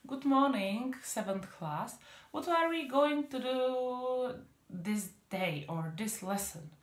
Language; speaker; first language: English; non-native, fluent; Czech